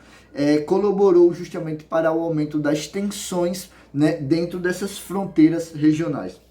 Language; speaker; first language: Portuguese; native; Portuguese